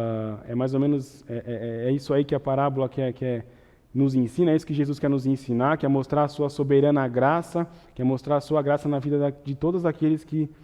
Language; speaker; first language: Portuguese; native; Portuguese